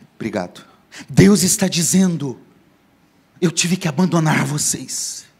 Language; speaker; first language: Portuguese; native; Portuguese